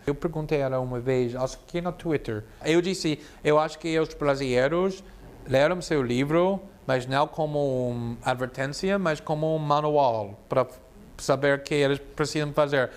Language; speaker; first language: Portuguese; non-native, fluent; English